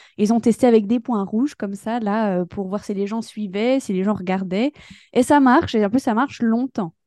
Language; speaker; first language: French; native; French